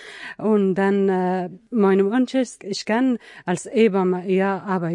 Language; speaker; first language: German; non-native, learner; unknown